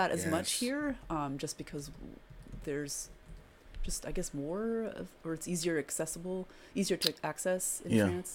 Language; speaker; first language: English; early bilingual, other home language; French